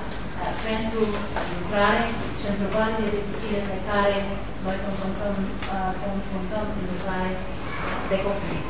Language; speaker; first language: Romanian; non-native, local second language; Hungarian